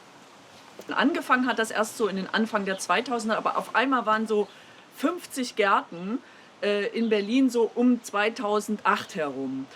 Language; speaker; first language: German; native; German